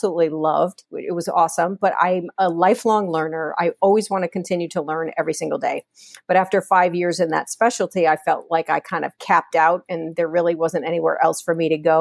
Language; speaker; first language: English; native; English